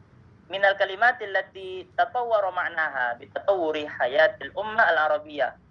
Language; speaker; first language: Arabic; non-native, learner; Indonesian